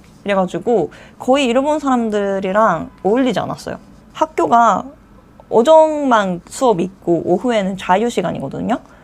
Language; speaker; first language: Korean; non-native, fluent; Japanese